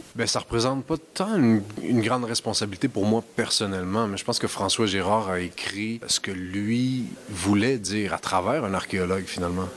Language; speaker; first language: French; native; French